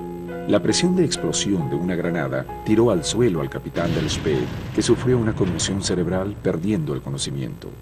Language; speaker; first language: Spanish; native; Spanish